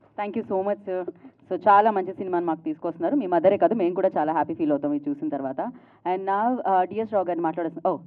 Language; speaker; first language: Telugu; native; Telugu